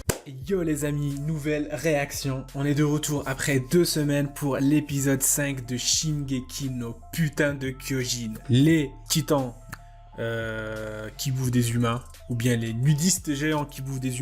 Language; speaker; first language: French; native; French